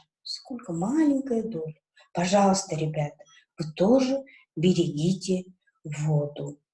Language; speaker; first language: Russian; non-native, local second language; Kazakh